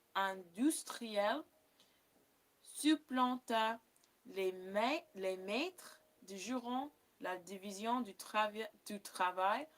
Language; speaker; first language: French; non-native, learner; English